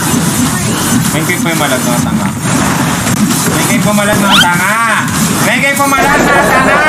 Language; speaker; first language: Filipino; native; Filipino